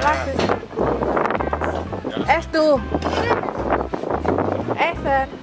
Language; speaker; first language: German; non-native, learner; Indonesian